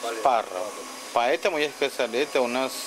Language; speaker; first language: Russian; non-native, learner; Spanish